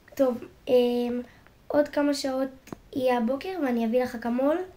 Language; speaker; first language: Hebrew; native; Hebrew